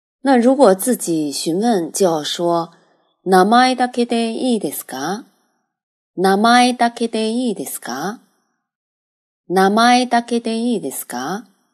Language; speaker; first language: Japanese; non-native, fluent; Chinese